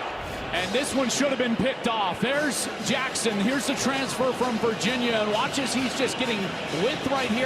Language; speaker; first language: English; native; English